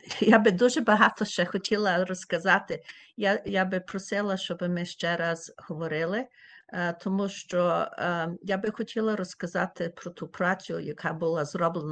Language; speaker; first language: Ukrainian; early bilingual, heritage; Ukrainian